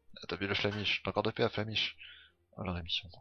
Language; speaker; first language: French; native; French